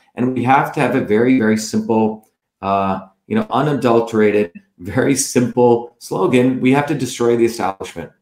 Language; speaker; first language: English; non-native, local second language; Tamil